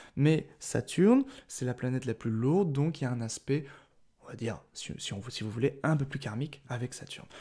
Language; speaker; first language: French; native; French